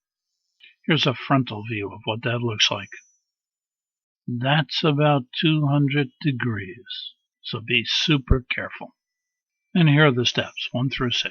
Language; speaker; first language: English; native; English